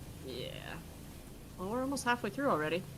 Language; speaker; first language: English; native; English